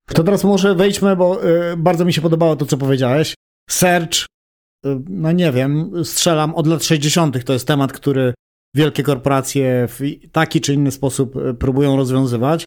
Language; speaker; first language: Polish; native; Polish